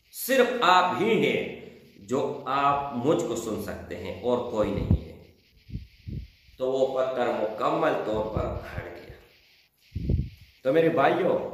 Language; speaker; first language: Urdu; non-native, local second language; Pashto